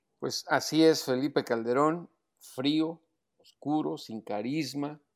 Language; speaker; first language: Spanish; native; Spanish